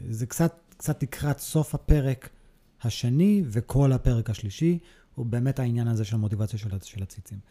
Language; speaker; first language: Hebrew; early bilingual, other home language; English